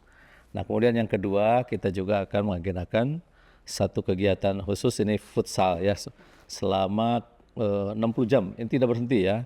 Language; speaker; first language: Indonesian; native; Indonesian